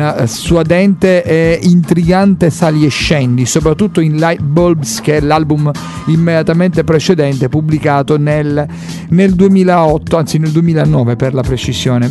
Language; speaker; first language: Italian; native; Italian